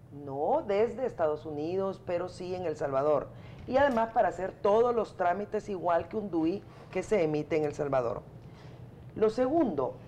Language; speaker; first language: Spanish; native; Spanish